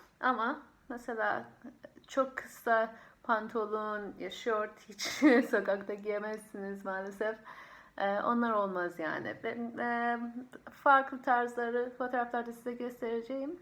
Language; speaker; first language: Turkish; non-native, fluent; Persian